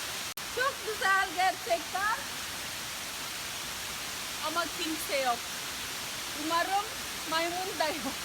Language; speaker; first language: Turkish; non-native, learner; Indonesian